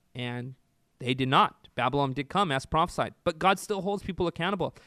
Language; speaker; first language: English; native; English